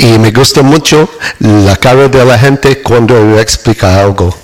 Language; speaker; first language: Spanish; non-native, learner; English